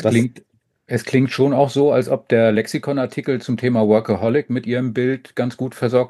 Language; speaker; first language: German; native; German